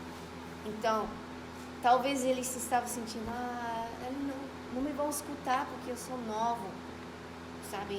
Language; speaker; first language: Portuguese; non-native, fluent; Spanish